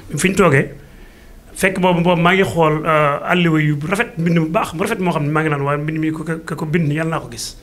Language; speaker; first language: Wolof; native; Wolof